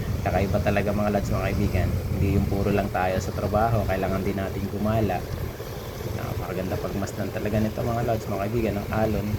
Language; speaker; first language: Filipino; non-native, local second language; Bikol